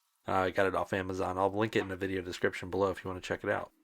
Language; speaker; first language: English; native; English